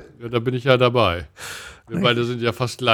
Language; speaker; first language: German; native; German